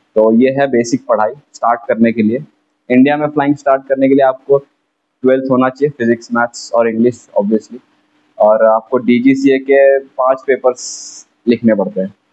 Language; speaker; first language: Hindi; native; Hindi